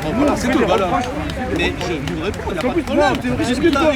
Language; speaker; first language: French; native; French